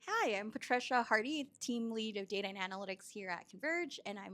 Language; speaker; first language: English; native; English